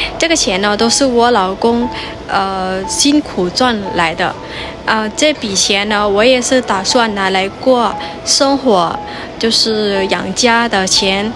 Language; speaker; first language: Chinese; non-native, fluent; Lao